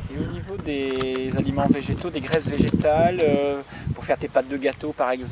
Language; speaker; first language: French; native; French